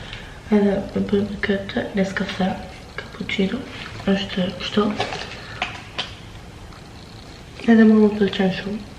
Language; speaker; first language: Albanian; early bilingual, heritage; Albanian